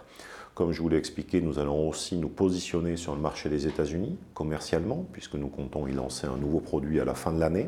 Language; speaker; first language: French; native; French